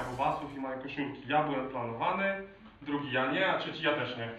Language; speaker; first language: Polish; native; Polish